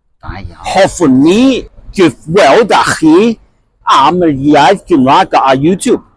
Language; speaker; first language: Welsh; non-native, learner; Cantonese